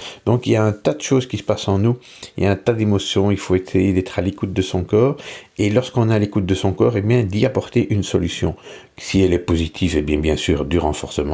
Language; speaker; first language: French; native; French